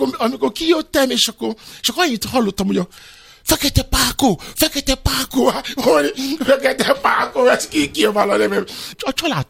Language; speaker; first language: Hungarian; non-native, fluent; Yoruba